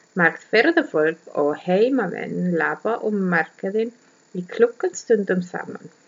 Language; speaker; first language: Icelandic; non-native, learner; German